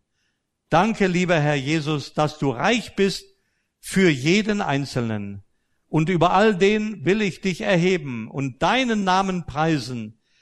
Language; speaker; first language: German; native; German